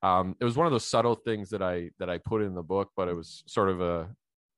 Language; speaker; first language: English; native; English